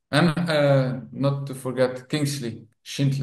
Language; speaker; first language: English; non-native, fluent; Dutch